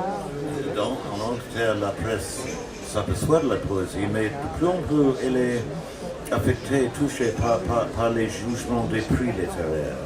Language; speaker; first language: French; non-native, fluent; English